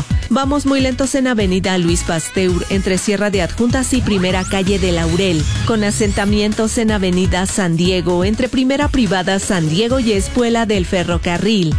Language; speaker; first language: Spanish; native; Spanish